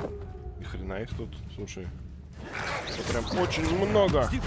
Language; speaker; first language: Russian; native; Russian